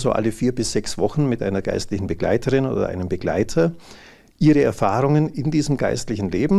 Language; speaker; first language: German; native; German